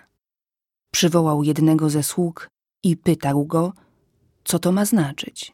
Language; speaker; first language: Polish; native; Polish